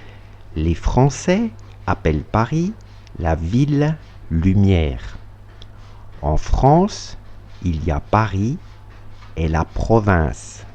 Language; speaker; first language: French; non-native, fluent; Russian